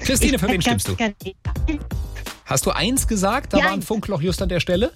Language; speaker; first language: German; native; German